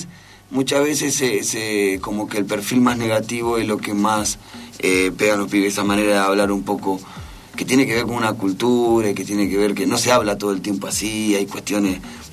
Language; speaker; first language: Spanish; native; Spanish